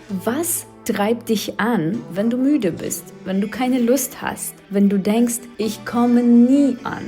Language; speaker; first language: German; non-native, fluent; Russian